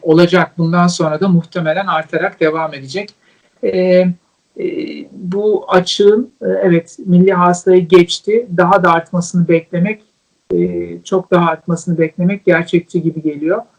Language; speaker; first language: Turkish; native; Turkish